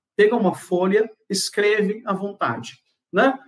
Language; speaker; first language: Portuguese; non-native, fluent; Arabic